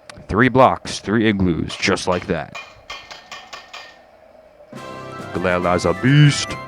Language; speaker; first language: English; native; English